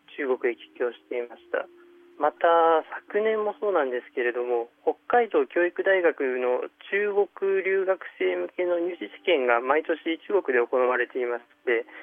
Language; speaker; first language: Japanese; early bilingual, other home language; Chinese